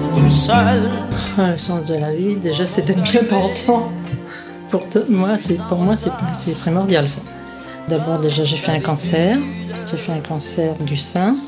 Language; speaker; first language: French; native; French